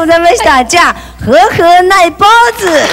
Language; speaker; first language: Japanese; non-native, learner; Chinese